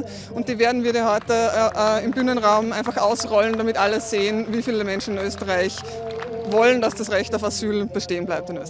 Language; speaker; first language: German; native; German